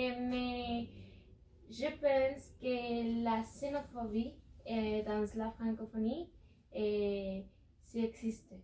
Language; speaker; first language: French; non-native, learner; Spanish